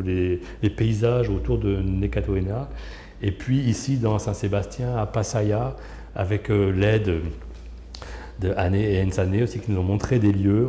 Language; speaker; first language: French; native; French